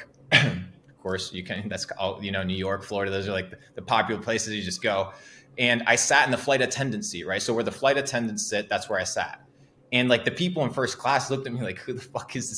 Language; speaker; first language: English; non-native, fluent; Spanish